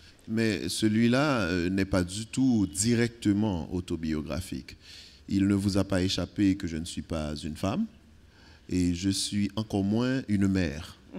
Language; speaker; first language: French; native; French